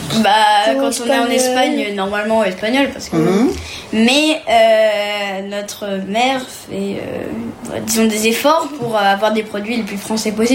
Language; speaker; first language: French; early bilingual, heritage; French